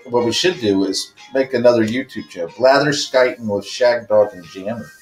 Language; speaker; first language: English; native; English